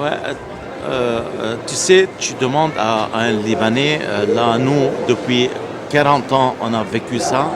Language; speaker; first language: French; non-native, local second language; Arabic